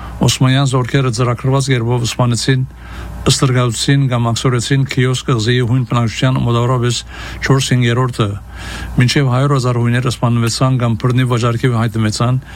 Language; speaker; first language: Armenian; early bilingual, heritage; Armenian